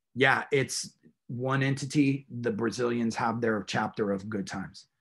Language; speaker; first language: English; native; English